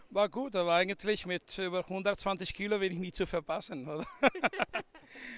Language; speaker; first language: German; non-native, fluent; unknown